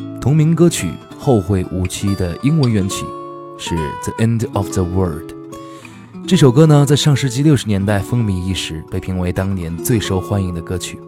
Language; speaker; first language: Chinese; native; Chinese